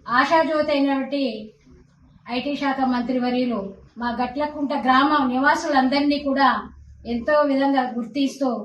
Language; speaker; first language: Telugu; non-native, local second language; Lambadi